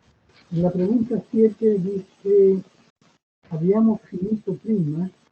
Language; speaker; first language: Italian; non-native, learner; Spanish